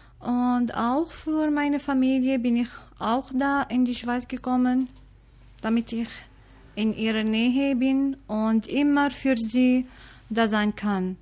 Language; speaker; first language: German; non-native, learner; Arabic